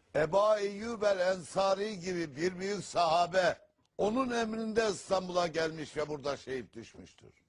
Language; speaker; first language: Turkish; native; Turkish